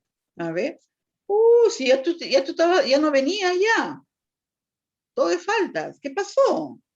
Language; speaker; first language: Spanish; native; Spanish